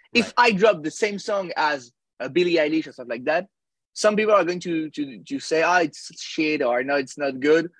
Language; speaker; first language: English; non-native, fluent; French